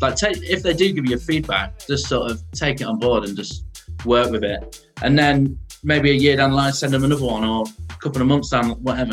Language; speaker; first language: English; native; English